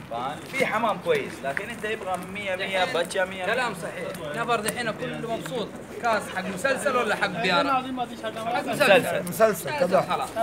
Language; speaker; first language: Arabic; non-native, learner; Urdu